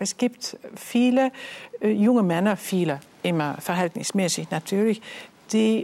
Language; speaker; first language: German; non-native, fluent; Dutch